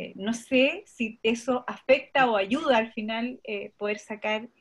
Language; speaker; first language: Spanish; native; Spanish